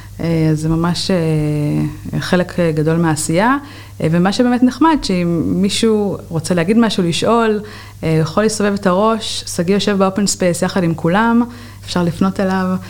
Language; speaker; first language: Hebrew; native; Hebrew